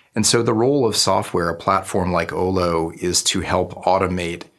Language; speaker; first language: English; native; English